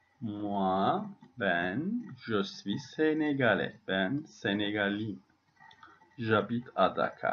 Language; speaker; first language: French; non-native, fluent; Turkish